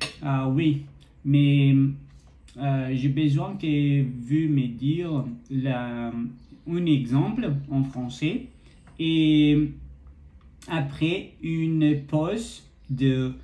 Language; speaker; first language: French; non-native, learner; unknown